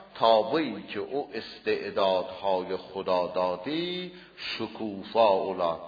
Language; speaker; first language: Persian; non-native, local second language; Azerbaijani